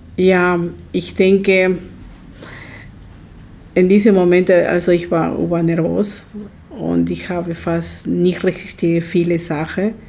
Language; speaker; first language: German; non-native, learner; Spanish